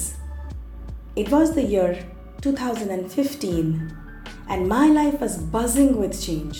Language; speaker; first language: English; non-native, local second language; Bangla